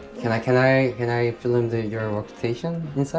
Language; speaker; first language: English; non-native, learner; Korean